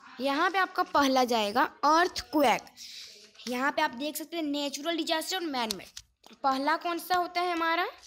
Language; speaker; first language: Hindi; non-native, local second language; Gujarati